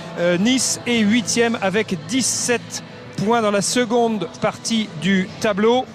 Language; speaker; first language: French; native; French